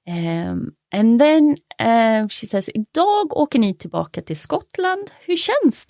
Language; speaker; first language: Swedish; native; Swedish